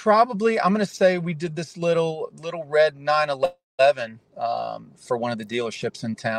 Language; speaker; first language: English; native; English